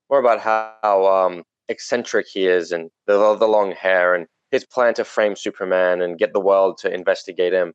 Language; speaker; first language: English; native; English